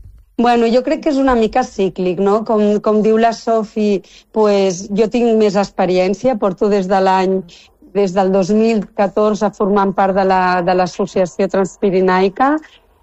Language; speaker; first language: Catalan; non-native, local second language; Spanish